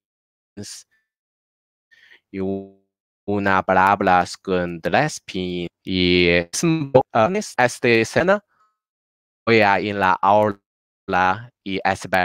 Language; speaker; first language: Spanish; non-native, learner; Chinese